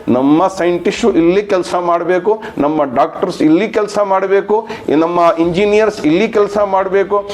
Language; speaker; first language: Kannada; non-native, local second language; Urdu